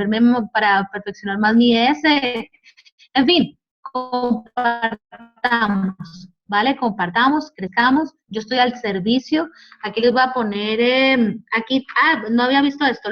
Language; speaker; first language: Spanish; native; Spanish